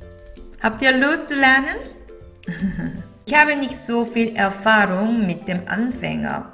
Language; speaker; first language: German; non-native, fluent; Korean